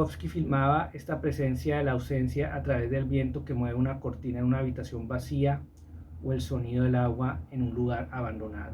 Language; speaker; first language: Spanish; native; Spanish